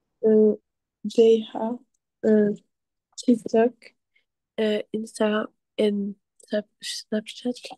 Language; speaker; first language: English; non-native, learner; French